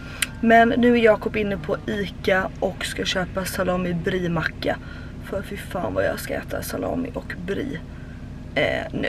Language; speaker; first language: Swedish; native; Swedish